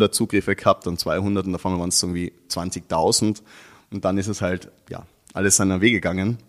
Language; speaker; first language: German; native; German